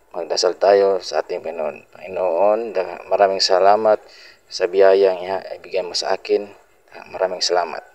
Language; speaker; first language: Filipino; non-native, local second language; Cebuano